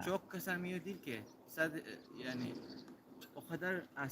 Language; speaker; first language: Turkish; non-native, learner; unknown